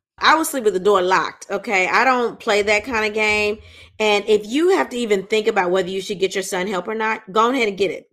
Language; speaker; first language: English; native; English